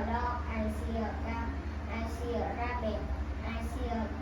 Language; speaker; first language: English; non-native, learner; Vietnamese